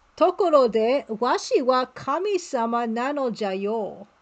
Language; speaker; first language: Japanese; non-native, learner; English